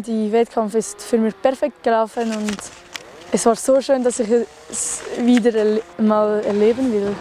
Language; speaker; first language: German; non-native, local second language; French